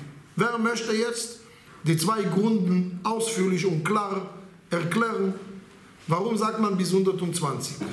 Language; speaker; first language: German; non-native, learner; Hebrew